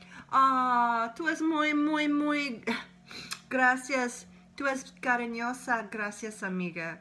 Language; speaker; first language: Spanish; non-native, learner; English